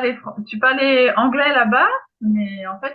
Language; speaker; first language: French; native; French